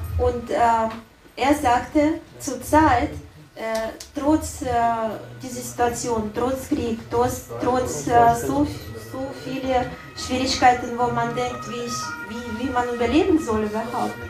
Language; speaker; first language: German; non-native, learner; Russian